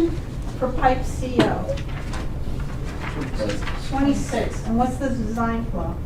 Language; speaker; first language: English; native; English